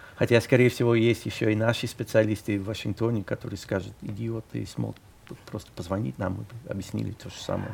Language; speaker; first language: Russian; non-native, fluent; English